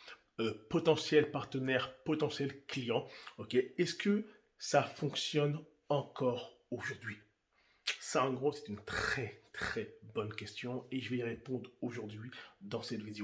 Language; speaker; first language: French; native; French